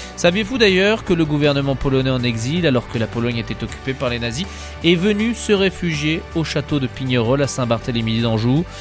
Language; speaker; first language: French; native; French